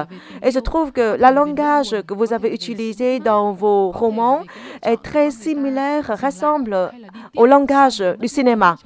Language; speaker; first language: French; non-native, fluent; Vietnamese